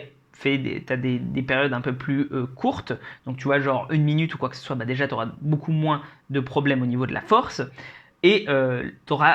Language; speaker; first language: French; native; French